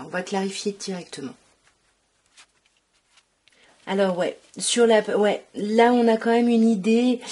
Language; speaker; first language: French; native; French